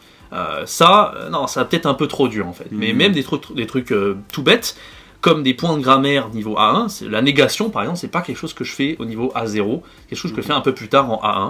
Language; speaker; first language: French; native; French